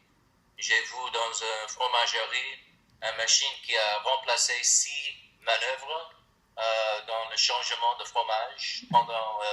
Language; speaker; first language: French; non-native, learner; English